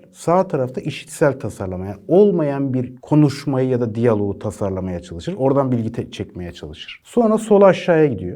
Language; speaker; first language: Turkish; native; Turkish